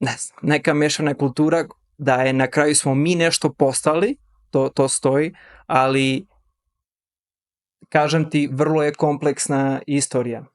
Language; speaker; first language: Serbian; early bilingual, heritage; Serbian